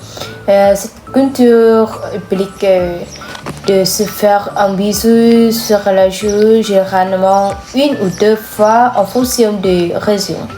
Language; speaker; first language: French; non-native, fluent; Vietnamese